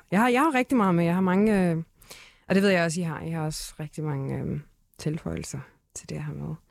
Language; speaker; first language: Danish; early bilingual, other home language; Kurdish